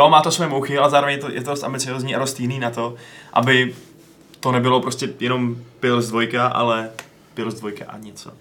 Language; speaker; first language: Czech; native; Czech